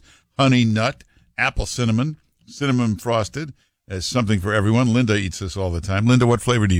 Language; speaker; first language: English; native; English